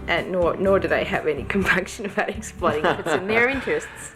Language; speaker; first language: English; native; English